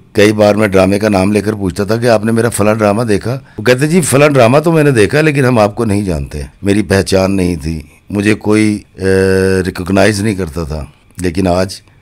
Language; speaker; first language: Urdu; non-native, local second language; Punjabi